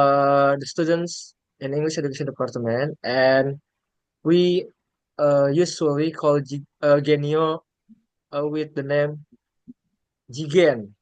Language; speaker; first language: English; non-native, learner; Indonesian